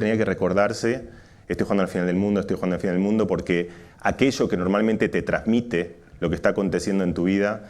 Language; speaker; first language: Spanish; native; Spanish